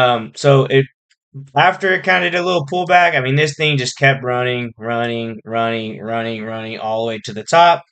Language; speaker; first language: English; native; English